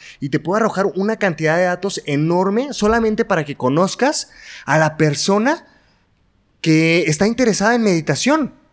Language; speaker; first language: Spanish; native; Spanish